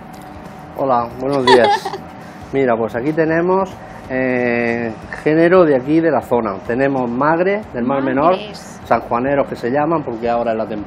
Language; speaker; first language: Spanish; native; Spanish